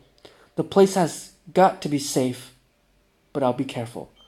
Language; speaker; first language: English; native; English